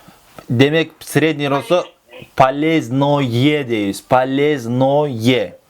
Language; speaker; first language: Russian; non-native, local second language; Kyrgyz